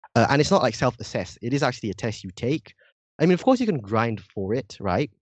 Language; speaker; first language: English; non-native, fluent; Indonesian